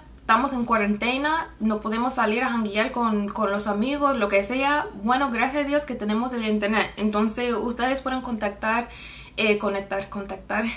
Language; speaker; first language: Spanish; non-native, fluent; English